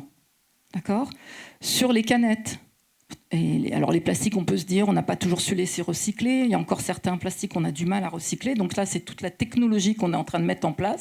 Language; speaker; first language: French; native; French